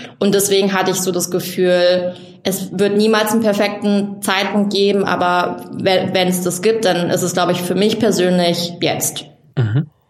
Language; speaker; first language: German; early bilingual, other home language; Vietnamese